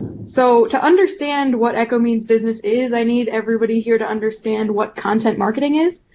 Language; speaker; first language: English; native; English